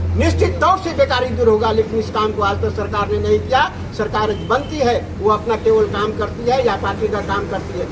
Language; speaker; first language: Hindi; native; Hindi